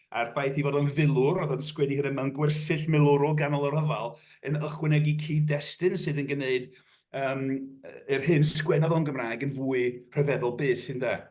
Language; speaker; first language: Welsh; non-native, fluent; English